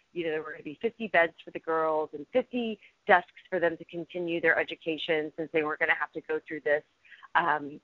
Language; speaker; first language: English; native; English